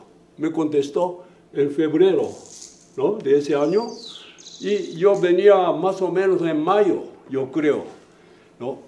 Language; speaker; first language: Spanish; non-native, fluent; Japanese